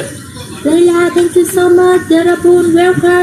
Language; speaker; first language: English; non-native, learner; Vietnamese